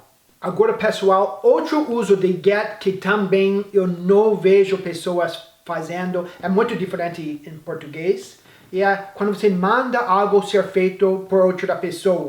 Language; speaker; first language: Portuguese; non-native, fluent; English